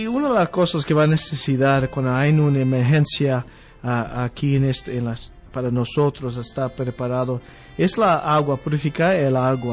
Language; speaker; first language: Spanish; early bilingual, heritage; Spanish